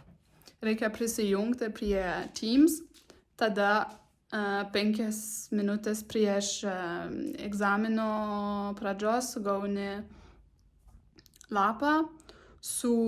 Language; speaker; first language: Lithuanian; non-native, learner; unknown